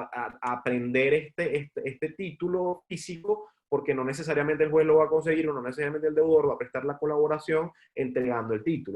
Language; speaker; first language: Spanish; native; Spanish